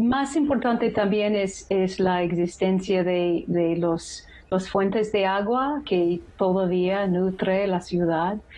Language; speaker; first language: Spanish; non-native, fluent; English